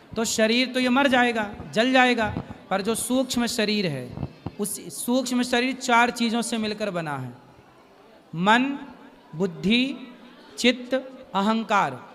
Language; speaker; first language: Hindi; native; Hindi